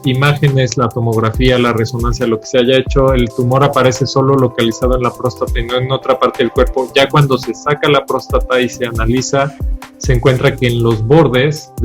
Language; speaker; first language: Spanish; native; Spanish